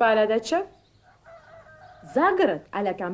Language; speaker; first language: French; non-native, fluent; Russian